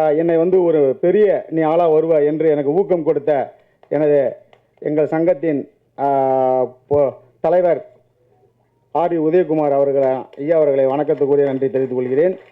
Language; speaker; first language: Tamil; native; Tamil